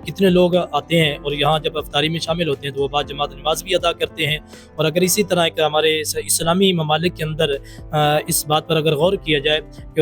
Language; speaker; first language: Urdu; native; Urdu